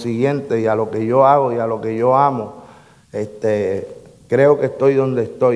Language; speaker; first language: Spanish; native; Spanish